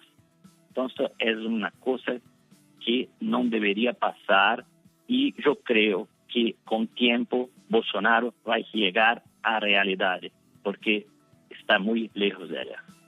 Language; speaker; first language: Spanish; non-native, fluent; Portuguese